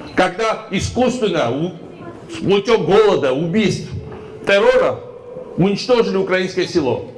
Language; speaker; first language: Russian; non-native, local second language; Georgian